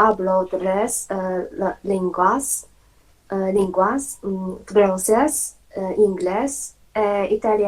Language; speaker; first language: Spanish; non-native, learner; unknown